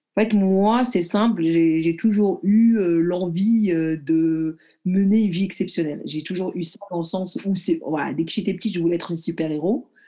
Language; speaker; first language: French; early bilingual, other home language; Arabic